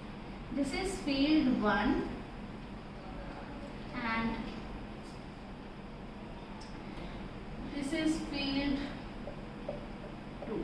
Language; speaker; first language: Hindi; native; Hindi